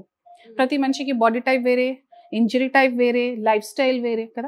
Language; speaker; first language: Telugu; non-native, fluent; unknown